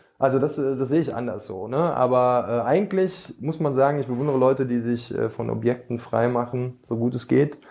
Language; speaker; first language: German; early bilingual, other home language; Bosnian